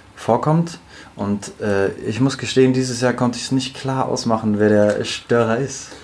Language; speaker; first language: German; native; German